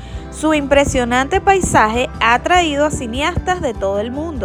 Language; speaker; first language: Spanish; native; Spanish